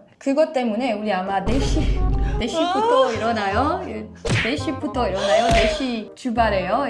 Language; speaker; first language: Korean; non-native, learner; French